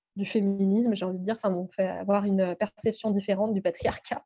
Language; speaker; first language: French; native; French